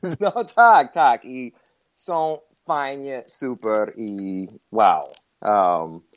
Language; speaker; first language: Polish; non-native, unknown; English